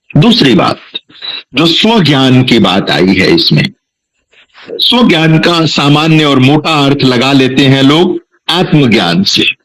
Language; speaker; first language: Hindi; non-native, local second language; Bhojpuri